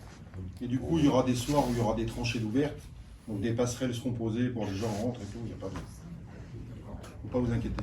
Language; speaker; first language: French; native; French